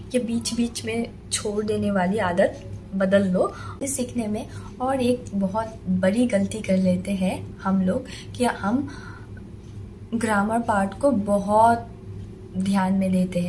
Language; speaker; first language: Hindi; non-native, local second language; Assamese